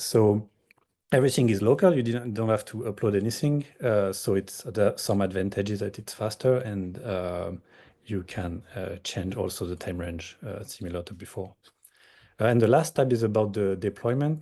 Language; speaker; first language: English; non-native, fluent; French